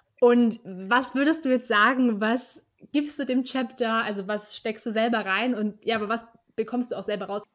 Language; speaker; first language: German; native; German